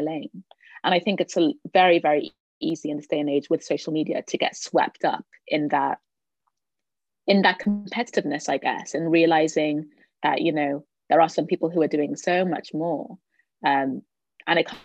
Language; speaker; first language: English; native; English